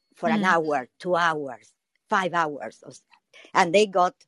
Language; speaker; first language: English; non-native, learner; Spanish